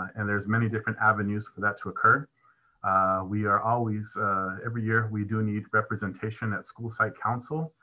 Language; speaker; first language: English; early bilingual, other home language; Spanish